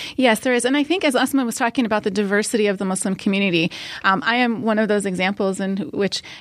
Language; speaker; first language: English; native; English